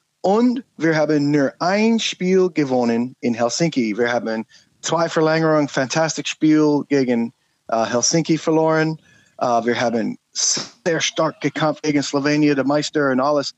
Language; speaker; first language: German; non-native, learner; English